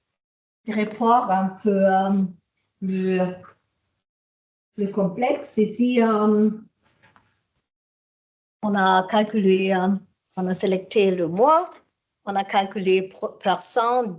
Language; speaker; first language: French; non-native, fluent; German